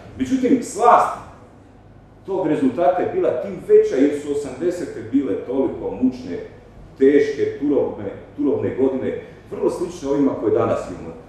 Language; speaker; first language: Croatian; native; Croatian